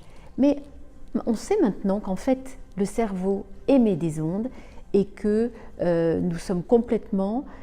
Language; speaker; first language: French; native; French